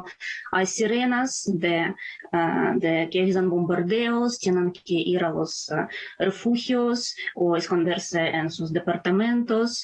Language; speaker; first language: Spanish; non-native, fluent; Ukrainian